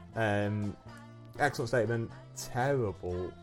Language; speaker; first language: English; native; English